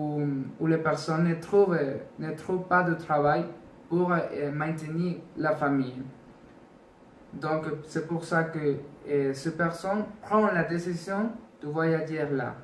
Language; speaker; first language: French; non-native, learner; Spanish